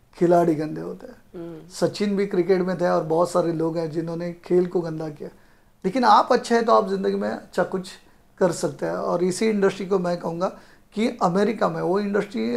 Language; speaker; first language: Hindi; non-native, local second language; Marathi